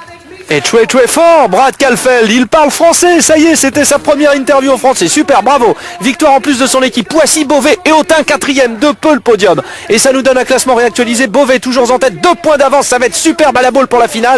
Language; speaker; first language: French; native; French